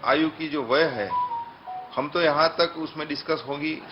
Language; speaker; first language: Hindi; non-native, local second language; Gujarati